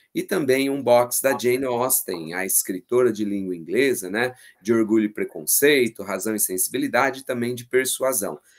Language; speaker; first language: Portuguese; native; Portuguese